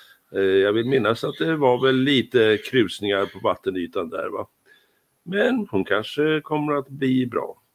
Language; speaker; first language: Swedish; native; Swedish